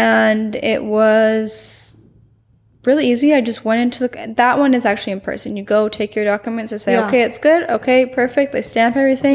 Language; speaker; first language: English; native; English